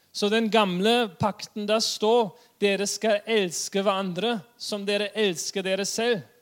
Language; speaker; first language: Norwegian; non-native, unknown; German